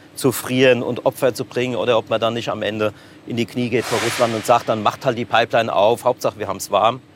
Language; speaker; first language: German; native; German